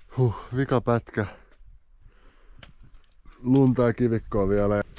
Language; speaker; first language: Finnish; native; Finnish